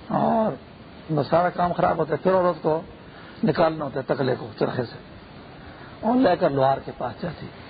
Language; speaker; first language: Urdu; non-native, local second language; Pashto